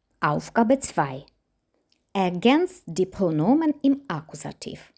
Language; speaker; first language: German; non-native, fluent; Ukrainian